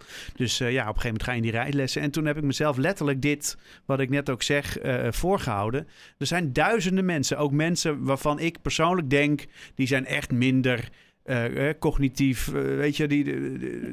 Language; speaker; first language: Dutch; native; Dutch